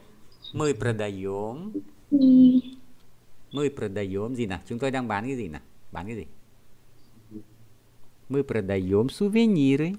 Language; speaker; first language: Russian; non-native, fluent; Vietnamese